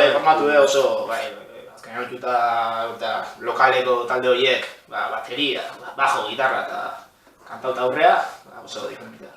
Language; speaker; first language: Basque; native; Basque